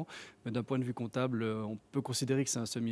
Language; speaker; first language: French; native; French